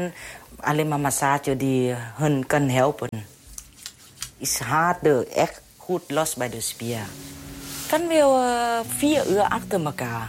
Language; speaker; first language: Dutch; non-native, learner; Thai